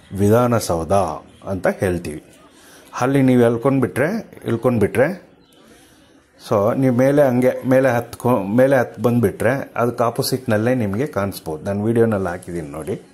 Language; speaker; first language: Kannada; non-native, local second language; Tamil